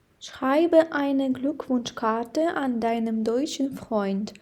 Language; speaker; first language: German; non-native, fluent; Ukrainian